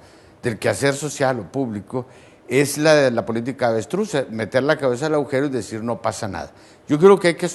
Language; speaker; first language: Spanish; native; Spanish